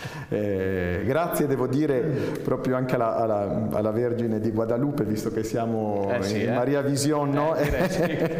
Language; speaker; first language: Italian; native; Italian